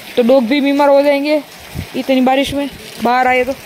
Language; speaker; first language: Hindi; non-native, local second language; Gujarati